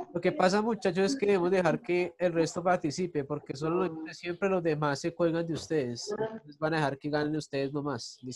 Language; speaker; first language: Spanish; native; Spanish